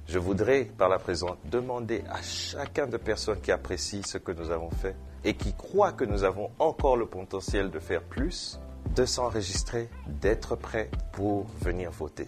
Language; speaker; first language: French; non-native, local second language; Lingala